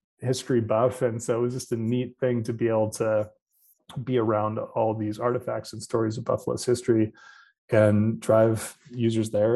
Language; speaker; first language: English; native; English